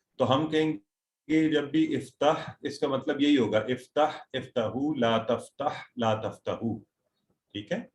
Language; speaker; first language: Urdu; native; Urdu